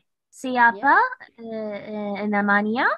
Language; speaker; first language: Indonesian; non-native, learner; Arabic